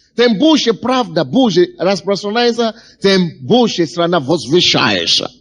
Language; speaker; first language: Russian; non-native, fluent; Yoruba